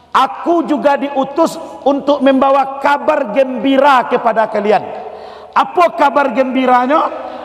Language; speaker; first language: Malay; non-native, local second language; Minangkabau